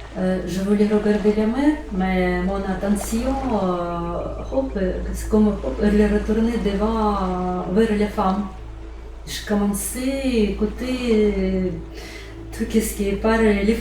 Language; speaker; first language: French; non-native, learner; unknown